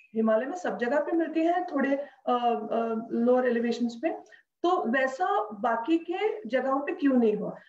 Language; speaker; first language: Hindi; non-native, local second language; Marathi